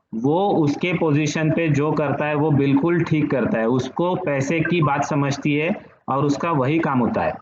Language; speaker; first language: Hindi; non-native, local second language; Marathi